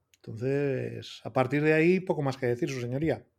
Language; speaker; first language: Spanish; native; Spanish